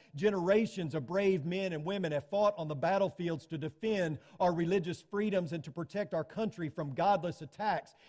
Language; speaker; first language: English; native; English